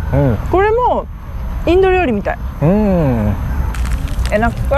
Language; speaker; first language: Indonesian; non-native, learner; Japanese